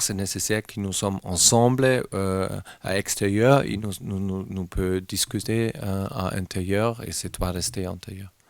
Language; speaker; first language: French; non-native, learner; German